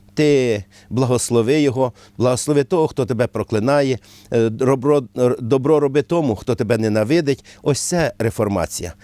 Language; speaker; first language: Ukrainian; native; Ukrainian